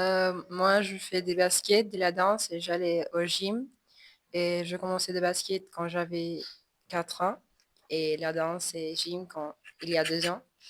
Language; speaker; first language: French; non-native, learner; Spanish